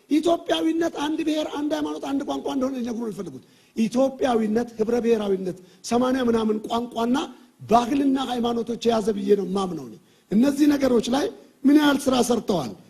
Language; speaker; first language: Amharic; non-native, local second language; Oromo